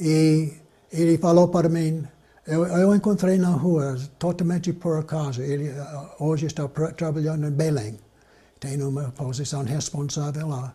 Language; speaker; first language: Portuguese; non-native, fluent; English